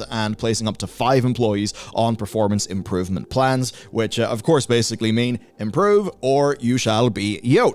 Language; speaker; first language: English; native; English